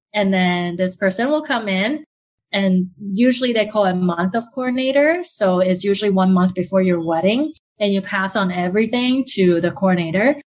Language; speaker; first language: English; early bilingual, other home language; Chinese